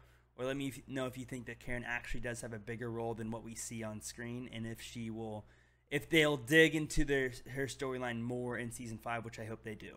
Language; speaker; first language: English; native; English